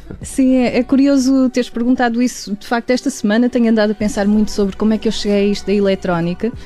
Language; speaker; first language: Portuguese; native; Portuguese